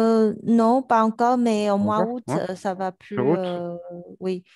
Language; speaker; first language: French; non-native, learner; Chinese